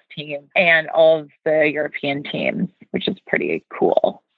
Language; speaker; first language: English; native; English